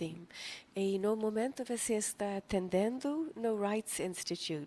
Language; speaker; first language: Portuguese; non-native, fluent; English